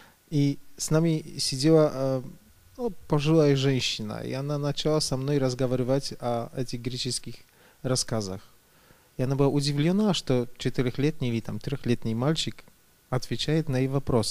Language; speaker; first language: Russian; non-native, fluent; Polish